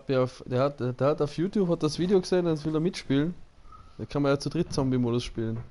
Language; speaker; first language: German; native; German